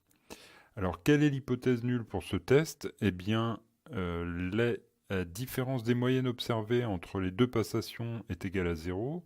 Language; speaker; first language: French; native; French